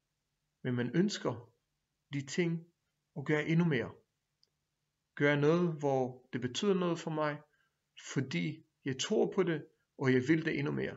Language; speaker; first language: Danish; non-native, fluent; Hebrew